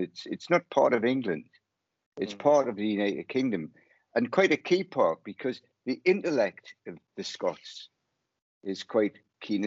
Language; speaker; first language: English; native; English